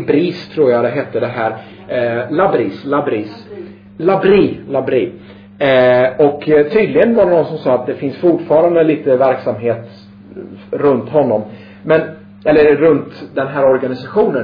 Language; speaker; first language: Swedish; native; Swedish